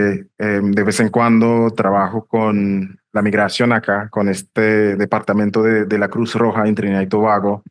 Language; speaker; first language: Spanish; non-native, fluent; English